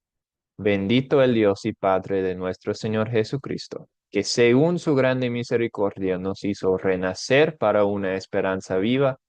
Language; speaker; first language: Spanish; non-native, fluent; English